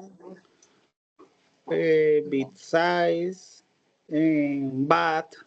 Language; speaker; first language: English; non-native, learner; Spanish